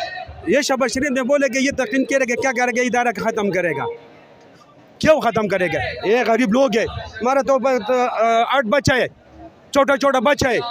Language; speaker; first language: Hindi; non-native, local second language; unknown